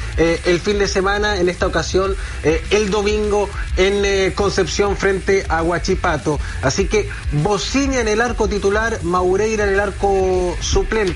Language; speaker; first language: Spanish; native; Spanish